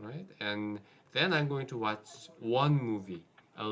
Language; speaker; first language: English; non-native, learner; Korean